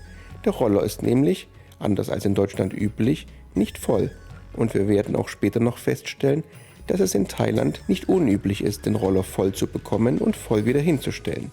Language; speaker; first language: German; native; German